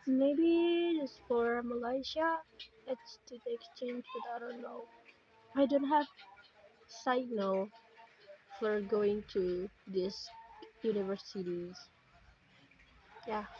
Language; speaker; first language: English; non-native, learner; Indonesian